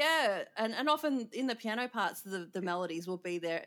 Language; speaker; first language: English; native; English